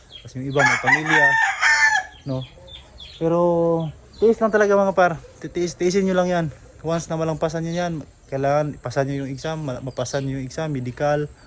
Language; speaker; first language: Filipino; non-native, local second language; Cebuano